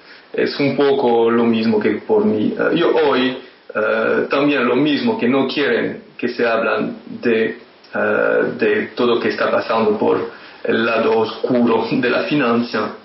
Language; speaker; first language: Spanish; non-native, fluent; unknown